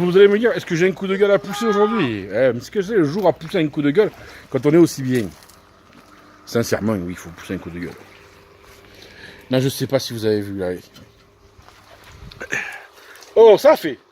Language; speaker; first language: French; native; French